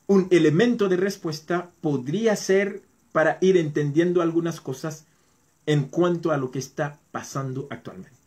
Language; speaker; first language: Spanish; non-native, fluent; Haitian Creole